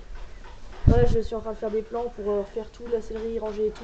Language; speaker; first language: French; native; French